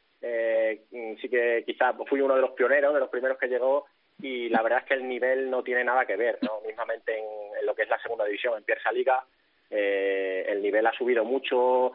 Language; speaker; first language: Spanish; native; Spanish